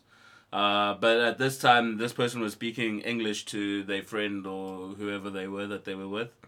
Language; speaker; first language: English; non-native, local second language; Xhosa